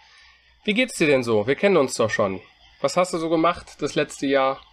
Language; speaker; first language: German; native; German